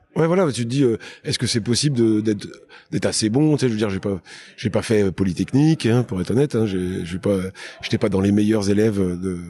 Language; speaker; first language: French; native; French